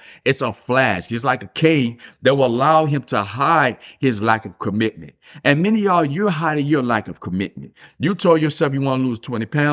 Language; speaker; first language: English; native; English